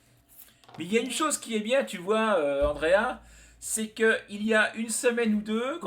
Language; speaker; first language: French; native; French